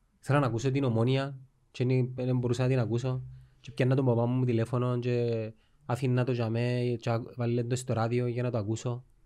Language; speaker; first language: Greek; native; Greek